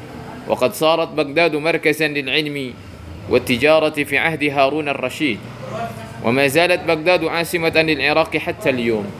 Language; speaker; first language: Arabic; non-native, fluent; Sundanese